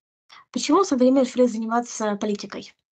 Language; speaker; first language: Russian; native; Russian